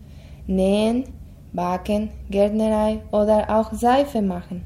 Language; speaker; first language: German; non-native, fluent; Spanish